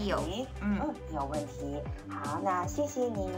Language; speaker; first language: Chinese; non-native, fluent; Japanese